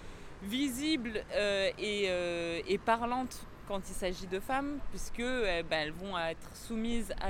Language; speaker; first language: French; native; French